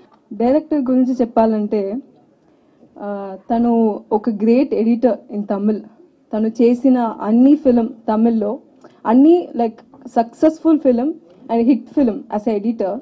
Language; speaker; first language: Telugu; non-native, learner; Tamil